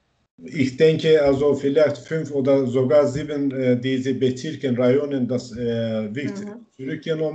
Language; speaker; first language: German; non-native, learner; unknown